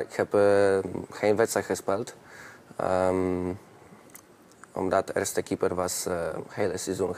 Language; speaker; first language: Dutch; non-native, learner; Polish